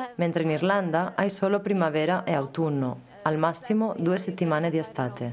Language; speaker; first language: Italian; non-native, fluent; Polish